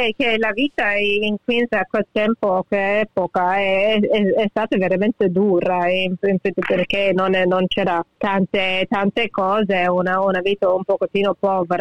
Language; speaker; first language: Italian; early bilingual, heritage; English